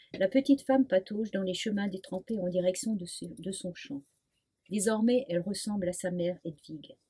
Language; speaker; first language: French; non-native, local second language; Swiss German